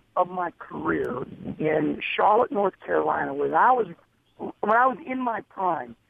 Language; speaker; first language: English; native; English